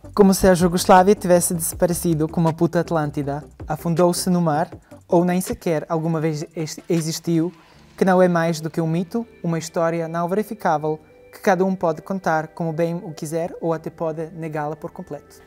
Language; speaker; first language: Portuguese; non-native, fluent; Serbian